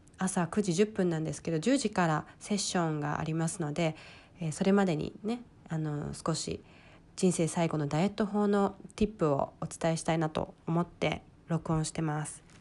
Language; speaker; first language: Japanese; native; Japanese